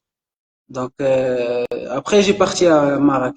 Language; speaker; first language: French; non-native, local second language; Arabic